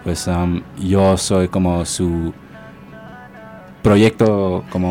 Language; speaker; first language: Spanish; early bilingual, heritage; Spanish